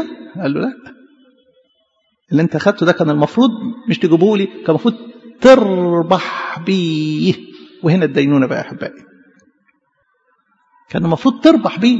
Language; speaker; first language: Arabic; native; Arabic